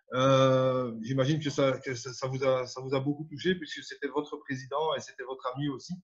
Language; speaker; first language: French; native; French